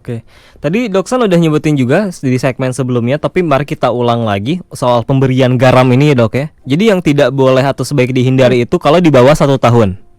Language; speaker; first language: Indonesian; native; Indonesian